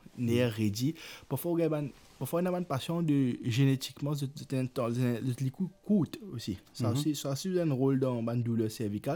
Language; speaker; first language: French; non-native, local second language; Morisyen